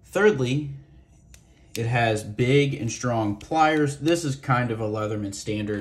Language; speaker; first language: English; native; English